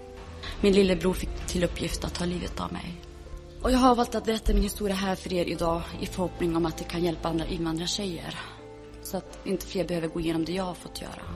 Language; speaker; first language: Swedish; early bilingual, other home language; Kurdish